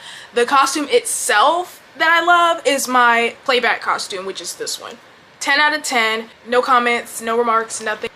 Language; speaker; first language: English; native; English